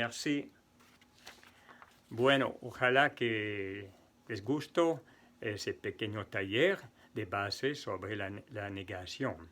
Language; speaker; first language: Spanish; non-native, fluent; French